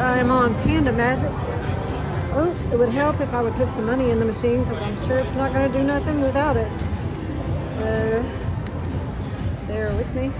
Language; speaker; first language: English; native; English